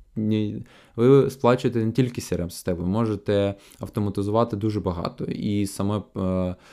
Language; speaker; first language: Ukrainian; non-native, local second language; Russian